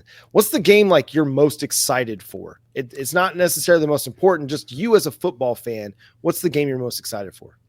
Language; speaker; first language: English; native; English